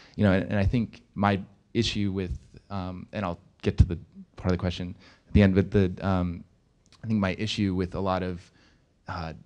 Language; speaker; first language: English; native; English